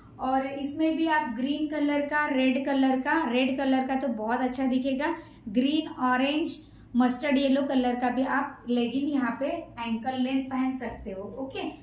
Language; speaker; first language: Hindi; non-native, local second language; Marathi